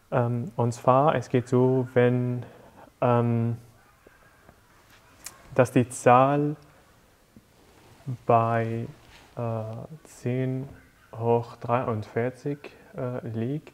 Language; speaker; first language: German; non-native, learner; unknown